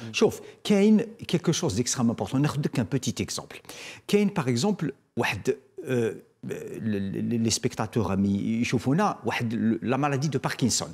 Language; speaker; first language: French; non-native, local second language; Arabic